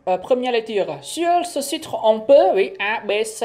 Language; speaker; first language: French; non-native, learner; Khmer